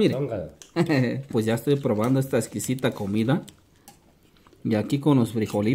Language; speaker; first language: Spanish; native; Spanish